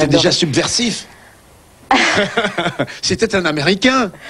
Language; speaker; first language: French; native; French